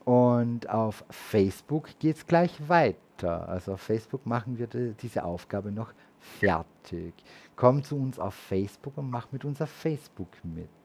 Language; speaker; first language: German; native; German